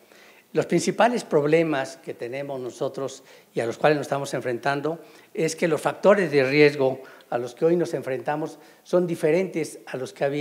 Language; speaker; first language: Spanish; native; Spanish